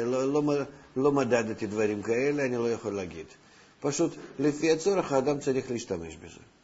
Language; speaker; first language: Hebrew; non-native, fluent; Russian